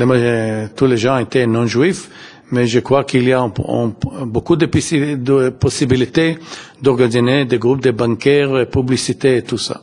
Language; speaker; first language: French; non-native, fluent; Hebrew